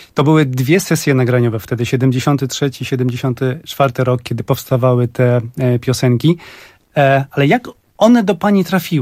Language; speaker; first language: Polish; native; Polish